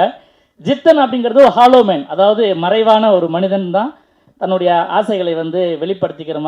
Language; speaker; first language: Tamil; native; Tamil